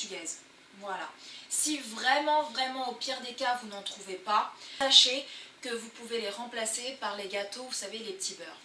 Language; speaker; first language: French; early bilingual, other home language; Portuguese